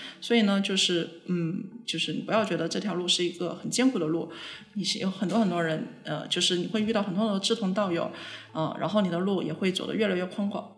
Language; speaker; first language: Chinese; native; Chinese